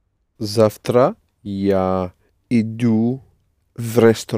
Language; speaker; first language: Russian; non-native, learner; English